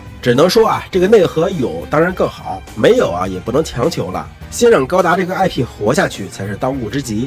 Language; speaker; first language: Chinese; native; Chinese